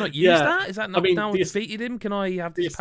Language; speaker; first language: English; native; English